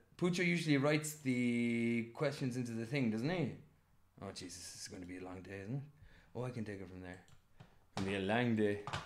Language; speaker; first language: English; native; English